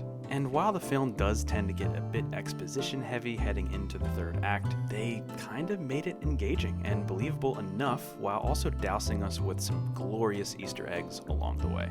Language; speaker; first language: English; native; English